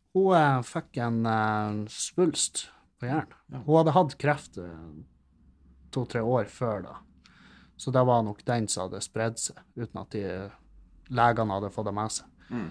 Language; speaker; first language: Norwegian; native; Norwegian